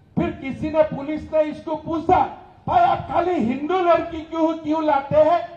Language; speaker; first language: Hindi; non-native, local second language; Assamese